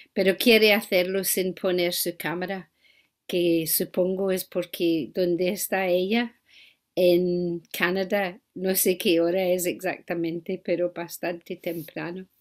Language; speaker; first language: Spanish; non-native, fluent; English